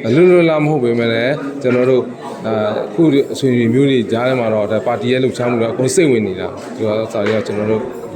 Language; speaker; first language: Burmese; non-native, local second language; Shan